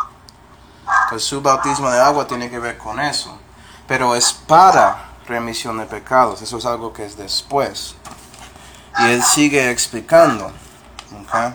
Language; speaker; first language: Spanish; non-native, fluent; English